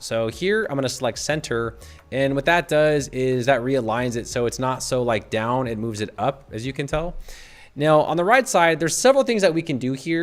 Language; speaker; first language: English; native; English